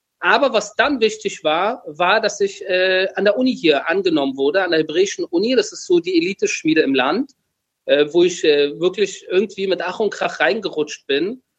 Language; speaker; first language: German; early bilingual, other home language; Persian